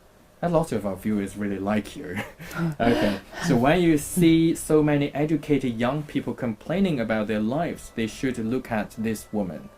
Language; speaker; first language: English; non-native, fluent; Chinese